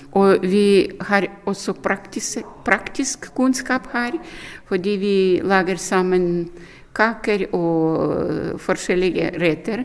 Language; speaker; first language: Norwegian; non-native, learner; Ukrainian